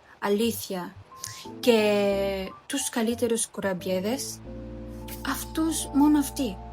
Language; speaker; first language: Greek; non-native, learner; Filipino